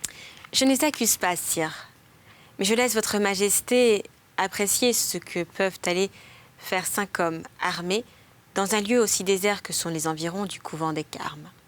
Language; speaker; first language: French; native; French